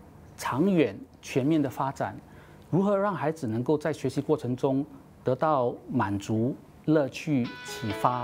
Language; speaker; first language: Chinese; native; Chinese